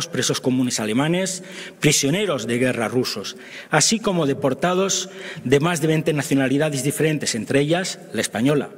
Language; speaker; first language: Spanish; native; Spanish